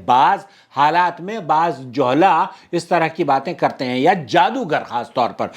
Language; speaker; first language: Urdu; native; Urdu